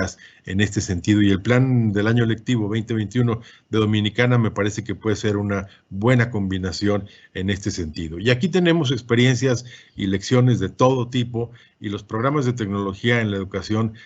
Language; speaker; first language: Spanish; native; Spanish